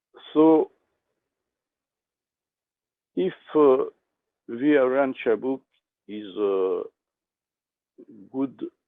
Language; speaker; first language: English; non-native, learner; French